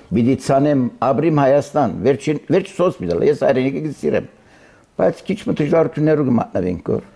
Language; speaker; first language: Armenian; early bilingual, heritage; Armenian